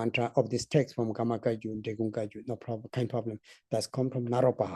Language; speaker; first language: German; non-native, learner; Tibetan